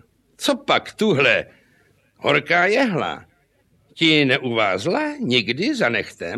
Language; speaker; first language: Czech; native; Czech